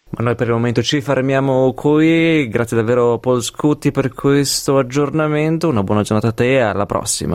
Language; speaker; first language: Italian; native; Italian